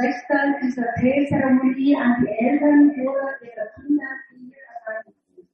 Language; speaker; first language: German; non-native, learner; Vietnamese